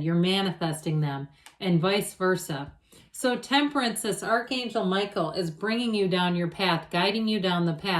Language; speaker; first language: English; native; English